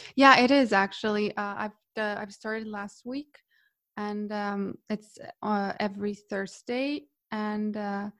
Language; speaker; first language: English; non-native, fluent; Croatian